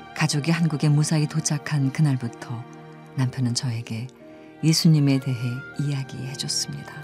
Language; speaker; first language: Korean; non-native, fluent; Persian